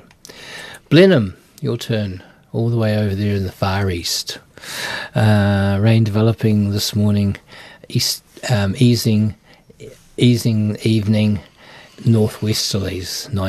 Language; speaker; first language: English; native; English